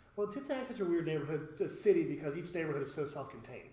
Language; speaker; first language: English; native; English